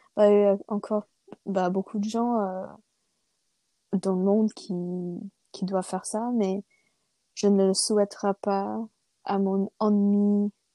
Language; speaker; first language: French; non-native, fluent; English